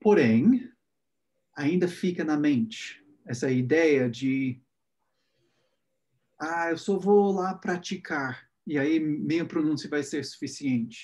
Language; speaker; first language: Portuguese; non-native, fluent; English